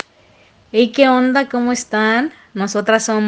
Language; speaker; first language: Spanish; native; Spanish